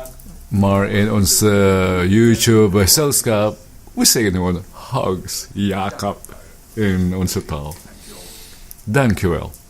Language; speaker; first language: Dutch; non-native, fluent; Filipino